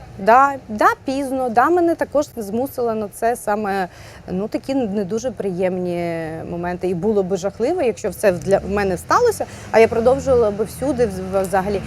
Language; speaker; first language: Ukrainian; non-native, local second language; Russian